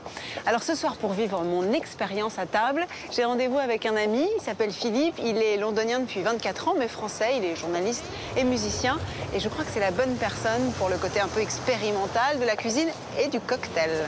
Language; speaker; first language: French; native; French